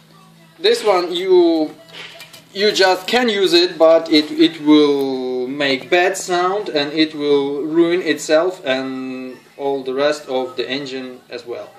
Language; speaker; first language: English; non-native, fluent; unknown